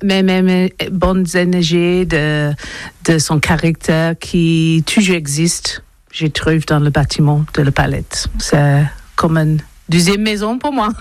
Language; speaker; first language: French; non-native, learner; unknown